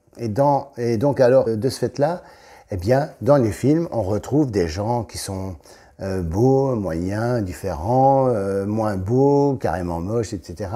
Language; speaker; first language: French; native; French